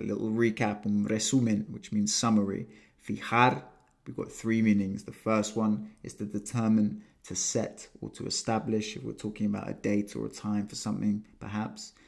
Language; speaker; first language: English; native; English